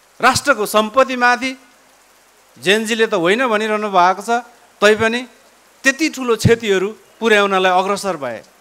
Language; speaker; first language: Nepali; native; Nepali